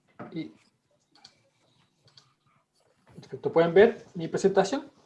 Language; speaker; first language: Spanish; native; Spanish